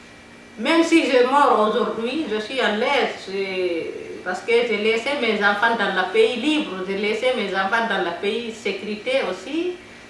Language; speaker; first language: French; non-native, learner; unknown